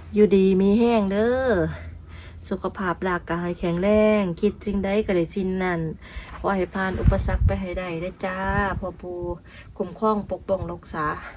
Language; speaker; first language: Thai; native; Thai